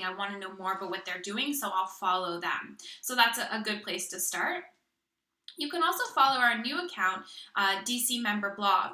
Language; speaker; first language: English; native; English